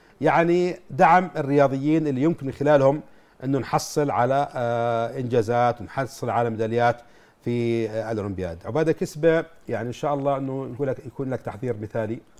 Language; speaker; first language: Arabic; native; Arabic